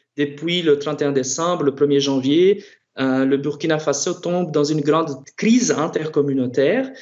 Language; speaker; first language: French; non-native, local second language; Mossi